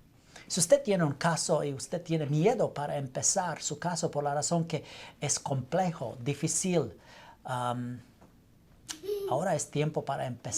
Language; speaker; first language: Spanish; non-native, learner; English